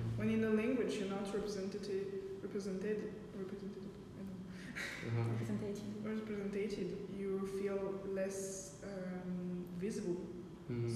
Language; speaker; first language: English; non-native, learner; French